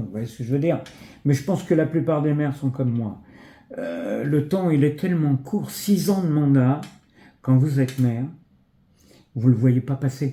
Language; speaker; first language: French; native; French